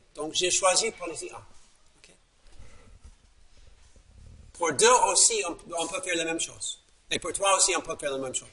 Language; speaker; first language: French; non-native, fluent; English